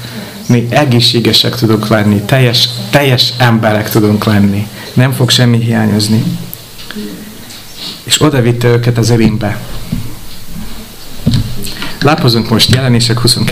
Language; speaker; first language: Hungarian; non-native, fluent; English